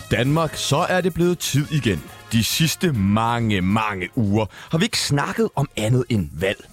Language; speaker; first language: Danish; native; Danish